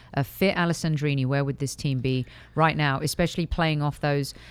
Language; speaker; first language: English; native; English